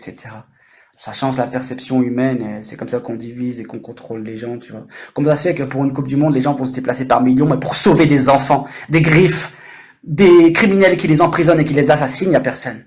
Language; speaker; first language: French; native; French